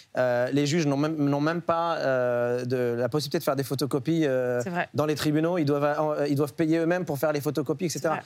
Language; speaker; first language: French; early bilingual, other home language; Arabic